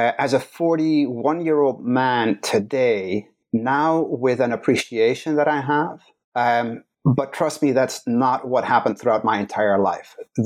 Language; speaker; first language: English; non-native, fluent; Dutch